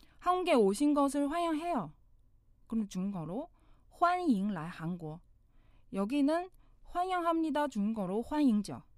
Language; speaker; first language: Korean; non-native, fluent; Chinese